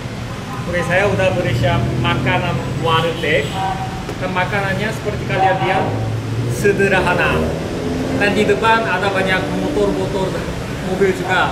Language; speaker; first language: Indonesian; non-native, learner; Korean